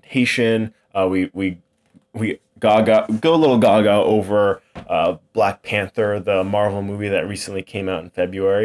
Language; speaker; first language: English; native; English